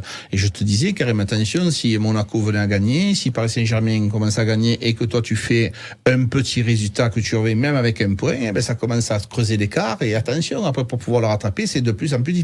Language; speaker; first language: French; native; French